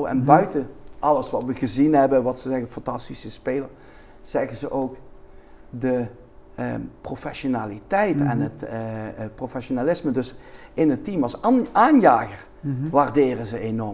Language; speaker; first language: Dutch; native; Dutch